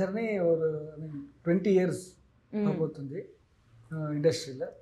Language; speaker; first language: Telugu; non-native, learner; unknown